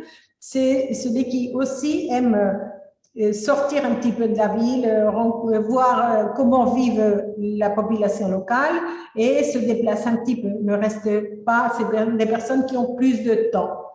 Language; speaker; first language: French; non-native, fluent; Spanish